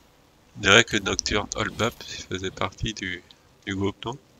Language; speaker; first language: French; native; French